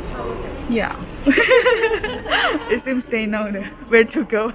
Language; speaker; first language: English; non-native, fluent; Indonesian